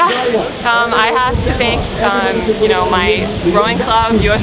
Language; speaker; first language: English; native; English